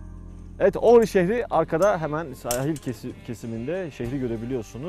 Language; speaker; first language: Turkish; native; Turkish